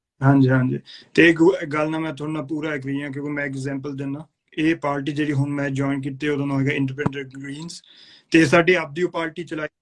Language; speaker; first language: Punjabi; early bilingual, heritage; Punjabi